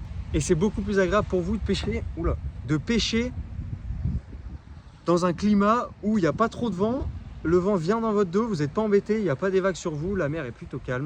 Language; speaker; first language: French; native; French